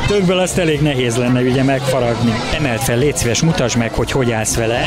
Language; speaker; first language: Hungarian; native; Hungarian